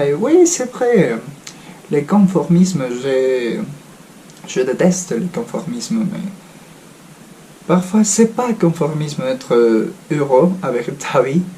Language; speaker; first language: French; non-native, fluent; Spanish